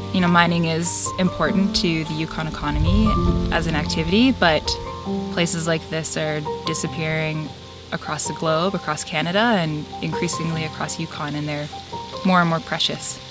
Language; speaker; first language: English; native; English